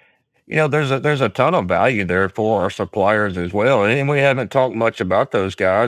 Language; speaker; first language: English; native; English